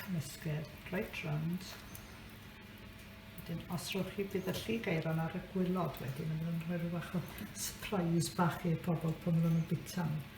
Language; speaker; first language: Welsh; native; Welsh